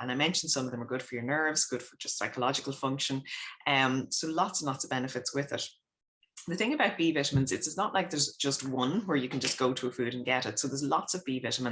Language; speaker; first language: English; native; English